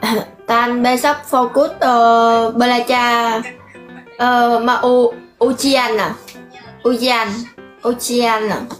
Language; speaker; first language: Indonesian; non-native, learner; Vietnamese